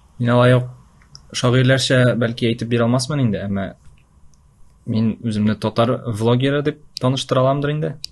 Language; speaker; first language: Tatar; native; Tatar